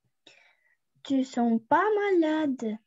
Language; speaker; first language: French; non-native, learner; Russian